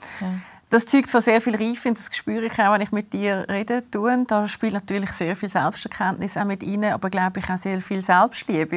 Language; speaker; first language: German; native; German